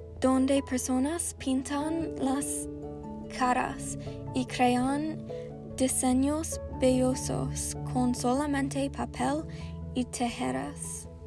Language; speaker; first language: Spanish; non-native, learner; English